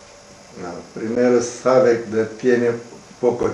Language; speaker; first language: Spanish; non-native, learner; Romanian